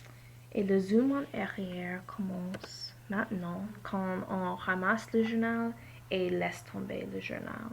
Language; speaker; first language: French; non-native, learner; English